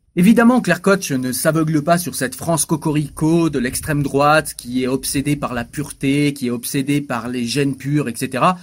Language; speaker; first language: French; native; French